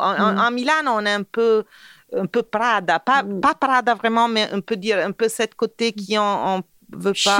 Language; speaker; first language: French; non-native, fluent; Italian